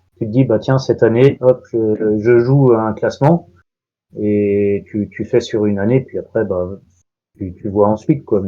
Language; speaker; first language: French; native; French